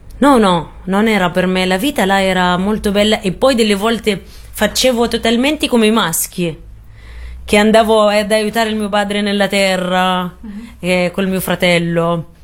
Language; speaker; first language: Italian; non-native, fluent; Arabic